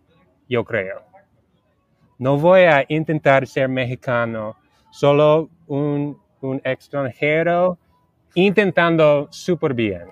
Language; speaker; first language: Spanish; non-native, learner; English